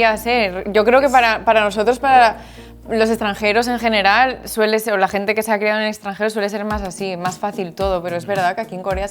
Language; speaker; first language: Spanish; native; Spanish